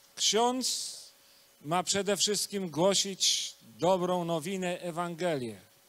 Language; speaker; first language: Polish; native; Polish